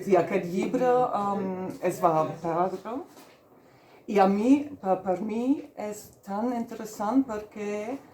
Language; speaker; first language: Catalan; non-native, fluent; German